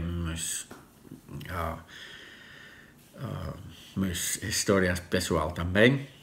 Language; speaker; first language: Portuguese; non-native, learner; Dutch